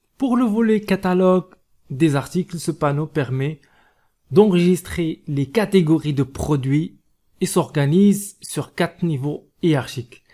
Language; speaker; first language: French; non-native, local second language; Arabic